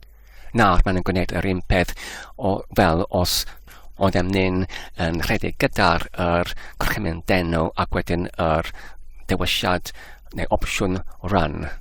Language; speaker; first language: Welsh; non-native, fluent; English